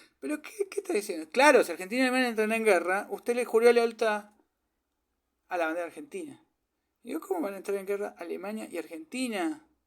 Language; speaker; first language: Spanish; early bilingual, other home language; German